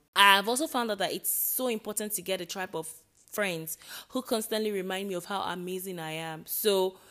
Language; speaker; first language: English; non-native, local second language; Yoruba